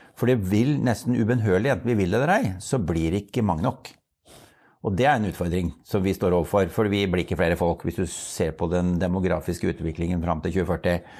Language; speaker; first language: Norwegian; native; Norwegian